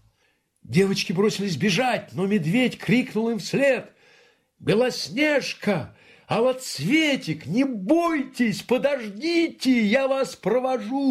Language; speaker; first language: Russian; native; Russian